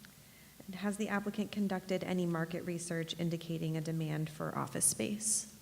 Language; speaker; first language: English; native; English